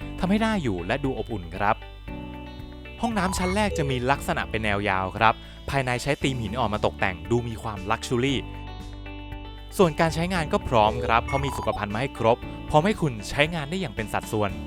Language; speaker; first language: Thai; native; Thai